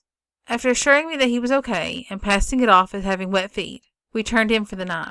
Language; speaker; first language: English; native; English